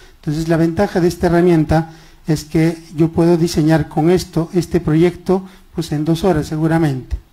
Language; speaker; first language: Spanish; non-native, local second language; Quechua